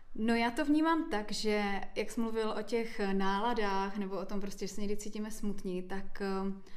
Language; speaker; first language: Czech; native; Czech